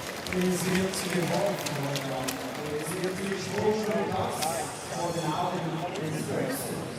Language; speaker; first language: German; native; German